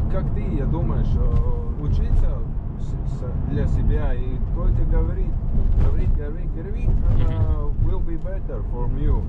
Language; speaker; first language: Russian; non-native, local second language; Latvian